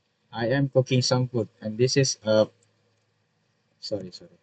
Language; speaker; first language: English; non-native, learner; Indonesian